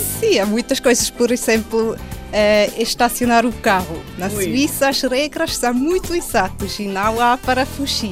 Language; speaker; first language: Portuguese; non-native, fluent; Swiss German